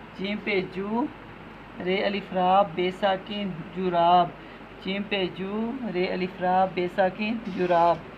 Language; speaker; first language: Urdu; non-native, local second language; Punjabi